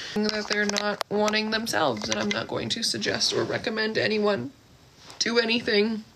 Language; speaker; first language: English; native; English